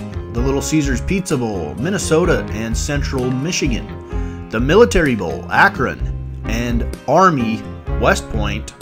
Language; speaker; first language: English; native; English